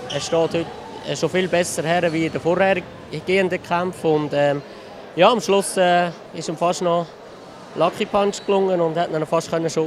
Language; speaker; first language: German; native; German